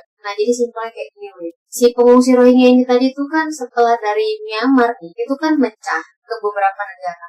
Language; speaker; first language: Indonesian; native; Indonesian